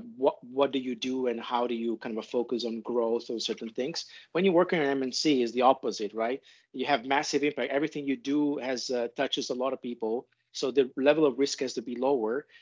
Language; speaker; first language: English; non-native, fluent; Italian